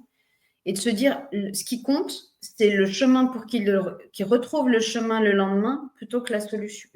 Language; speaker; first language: French; native; French